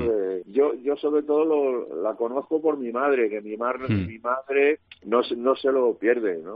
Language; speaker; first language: Spanish; native; Spanish